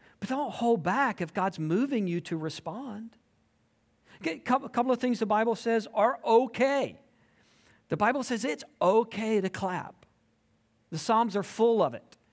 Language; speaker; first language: English; native; English